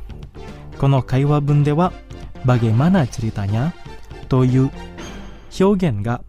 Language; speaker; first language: Japanese; non-native, fluent; Indonesian